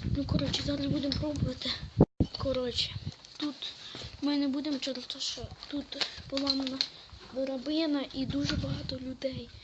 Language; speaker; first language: Ukrainian; native; Ukrainian